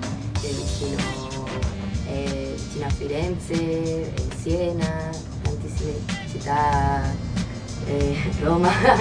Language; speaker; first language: Italian; non-native, learner; Spanish